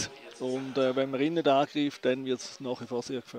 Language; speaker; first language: German; native; German